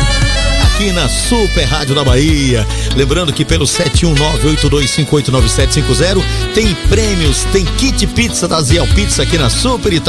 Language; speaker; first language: Portuguese; native; Portuguese